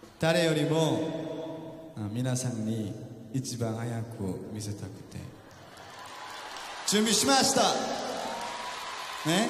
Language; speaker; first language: Japanese; non-native, fluent; Korean